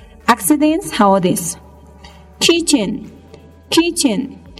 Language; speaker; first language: English; non-native, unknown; Persian